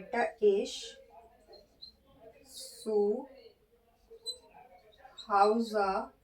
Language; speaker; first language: German; non-native, learner; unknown